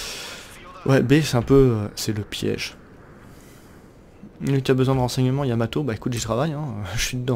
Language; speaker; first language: French; native; French